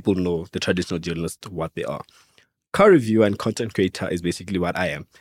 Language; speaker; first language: English; non-native, local second language; Venda